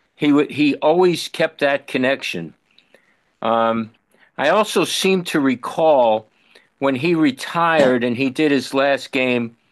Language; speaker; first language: English; native; English